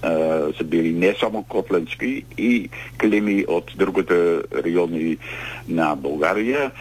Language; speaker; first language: Bulgarian; non-native, learner; Dutch